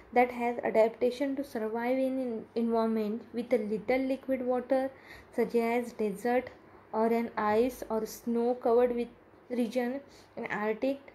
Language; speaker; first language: English; non-native, local second language; Marathi